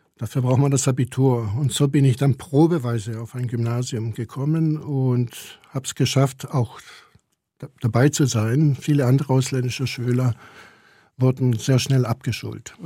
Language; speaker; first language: German; early bilingual, other home language; Croatian